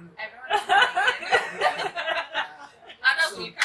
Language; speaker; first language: English; non-native, local second language; Swahili